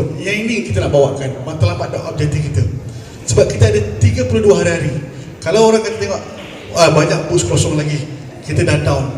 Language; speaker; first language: Malay; native; Malay